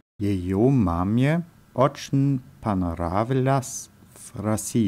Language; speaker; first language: Russian; non-native, learner; German